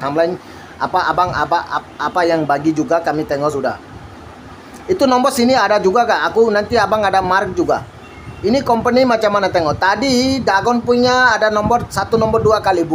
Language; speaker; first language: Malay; non-native, learner; Bangla